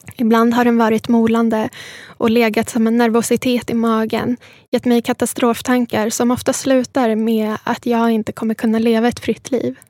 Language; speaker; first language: Swedish; early bilingual, other home language; Spanish